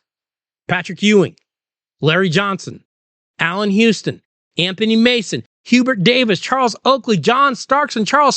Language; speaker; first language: English; native; English